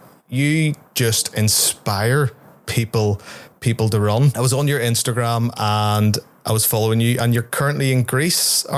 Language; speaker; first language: English; native; English